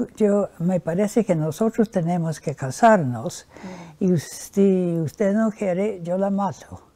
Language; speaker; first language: Spanish; non-native, fluent; English